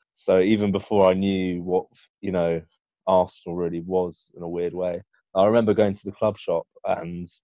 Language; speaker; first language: English; native; English